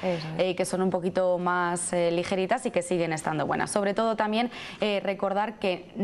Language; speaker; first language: Spanish; native; Spanish